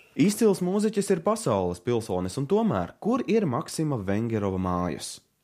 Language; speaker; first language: Latvian; native; Latvian